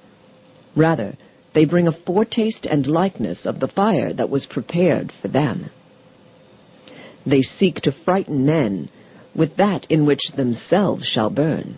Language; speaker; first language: English; native; English